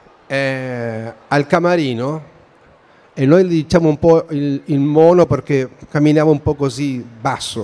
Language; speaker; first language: Italian; non-native, fluent; Spanish